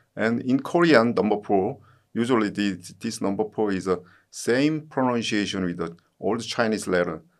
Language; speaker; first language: English; non-native, learner; Korean